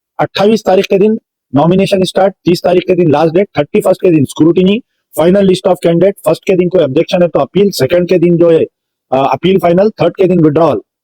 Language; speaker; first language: Hindi; non-native, local second language; Urdu